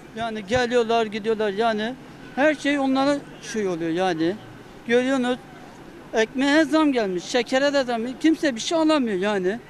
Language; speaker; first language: Turkish; native; Turkish